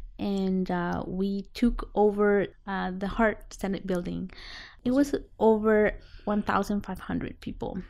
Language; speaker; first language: English; non-native, fluent; Spanish